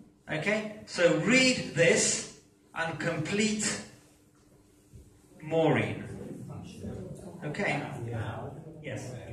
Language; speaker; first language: English; non-native, fluent; Italian